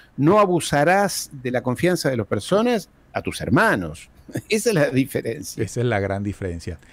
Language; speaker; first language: Spanish; early bilingual, heritage; Spanish